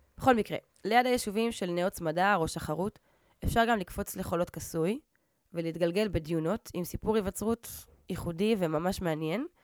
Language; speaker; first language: Hebrew; native; Hebrew